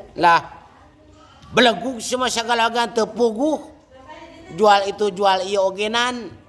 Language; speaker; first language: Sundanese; non-native, fluent; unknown